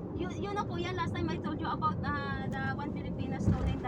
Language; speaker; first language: English; non-native, learner; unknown